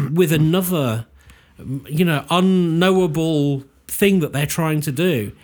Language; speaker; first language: English; native; English